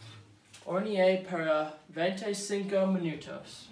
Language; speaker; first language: Spanish; non-native, learner; English